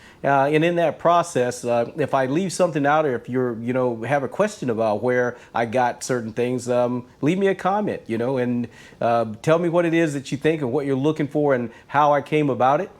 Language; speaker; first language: English; native; English